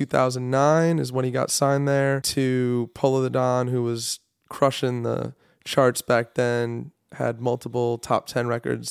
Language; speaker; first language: English; native; English